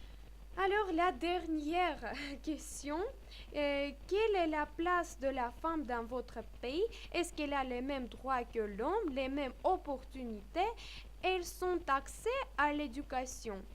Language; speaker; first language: French; non-native, fluent; Armenian